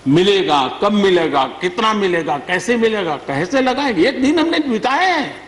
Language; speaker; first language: Hindi; non-native, local second language; Gujarati